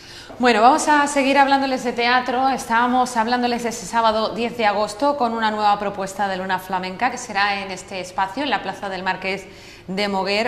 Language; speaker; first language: Spanish; native; Spanish